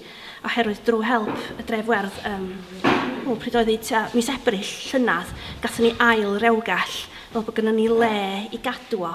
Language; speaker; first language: Welsh; native; Welsh